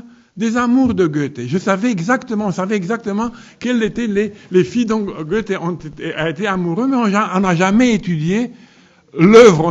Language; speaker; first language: French; non-native, fluent; Romanian